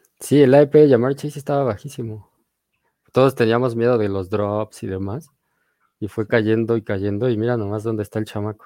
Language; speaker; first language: Spanish; native; Spanish